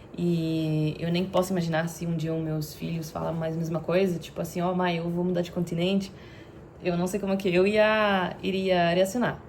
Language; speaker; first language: Portuguese; non-native, fluent; Dutch